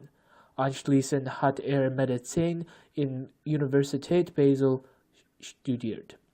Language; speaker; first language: German; non-native, learner; English